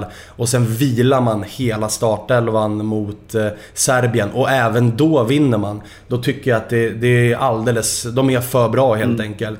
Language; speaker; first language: Swedish; native; Swedish